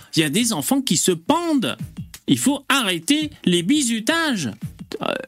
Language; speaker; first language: French; native; French